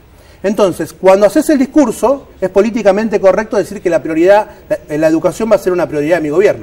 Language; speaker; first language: Spanish; native; Spanish